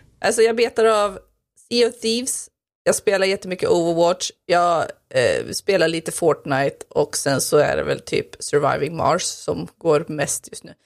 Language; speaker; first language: Swedish; native; Swedish